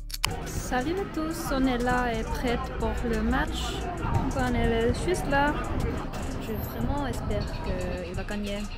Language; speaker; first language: French; non-native, learner; Finnish